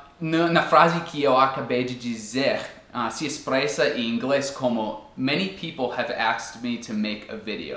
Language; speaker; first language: Portuguese; non-native, fluent; English